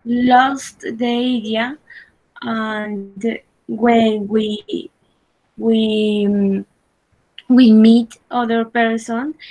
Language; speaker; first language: English; non-native, learner; Spanish